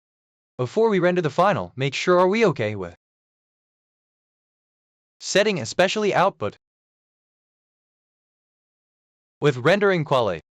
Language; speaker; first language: English; non-native, learner; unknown